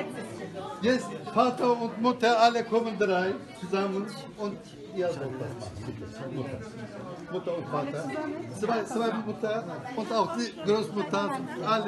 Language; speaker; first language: German; non-native, fluent; Albanian